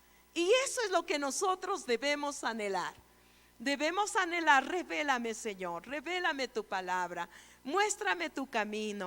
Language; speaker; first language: Spanish; native; Spanish